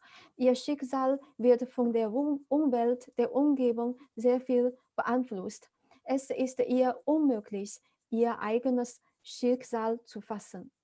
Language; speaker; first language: German; non-native, fluent; Chinese